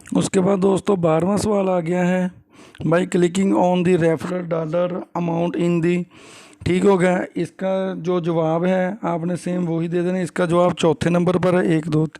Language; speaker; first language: Urdu; native; Urdu